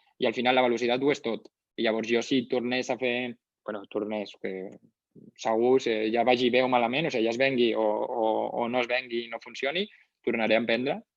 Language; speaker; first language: Catalan; non-native, local second language; Spanish